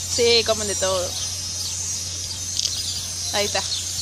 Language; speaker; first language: Spanish; native; Spanish